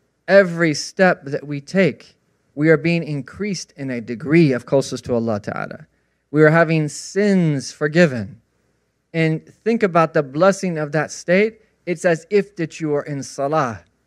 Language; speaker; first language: English; native; English